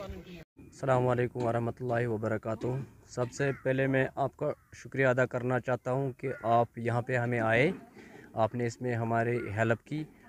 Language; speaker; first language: Urdu; non-native, local second language; Kashmiri